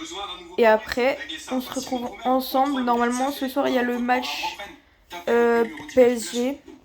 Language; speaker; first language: French; native; French